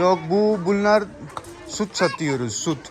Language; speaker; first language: Turkish; non-native, learner; Punjabi